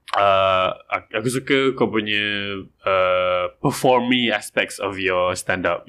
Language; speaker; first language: English; non-native, local second language; Malay